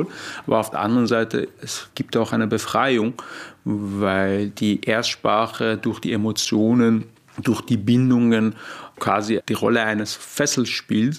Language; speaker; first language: German; non-native, fluent; Persian